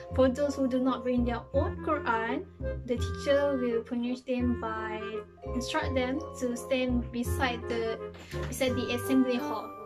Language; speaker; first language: English; non-native, local second language; Malay